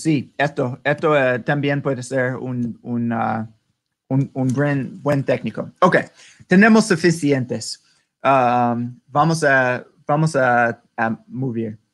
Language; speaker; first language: Spanish; non-native, learner; English